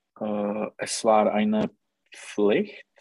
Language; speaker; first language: German; non-native, learner; Czech